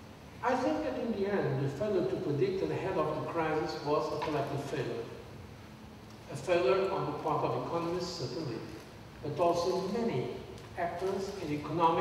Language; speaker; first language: English; non-native, fluent; Portuguese